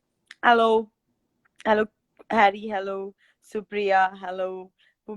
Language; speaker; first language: Telugu; non-native, local second language; Gujarati